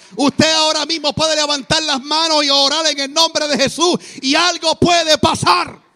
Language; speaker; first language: Spanish; native; Spanish